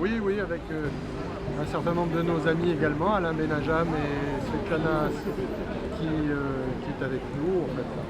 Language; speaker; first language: French; native; French